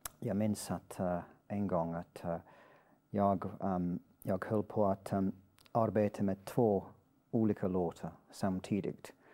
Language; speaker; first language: Swedish; non-native, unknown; English